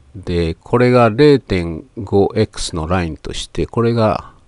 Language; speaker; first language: Japanese; native; Japanese